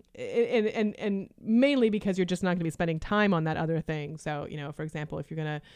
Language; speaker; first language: English; early bilingual, other home language; Lithuanian